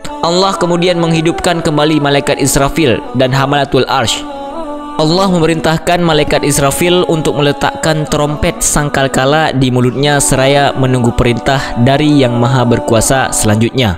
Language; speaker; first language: Indonesian; native; Indonesian